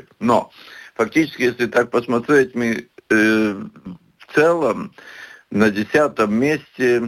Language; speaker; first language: Russian; non-native, local second language; Latvian